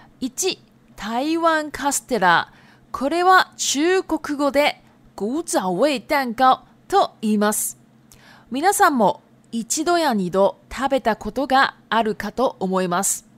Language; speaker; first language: Japanese; non-native, fluent; Chinese